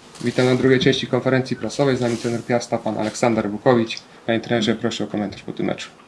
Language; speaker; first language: Polish; native; Polish